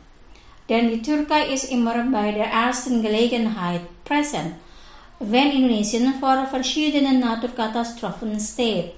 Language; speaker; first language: German; non-native, fluent; Indonesian